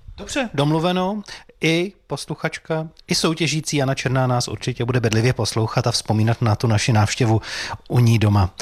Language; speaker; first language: Czech; native; Czech